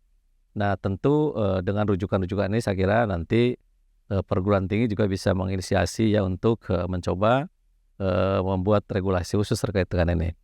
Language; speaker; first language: Indonesian; native; Indonesian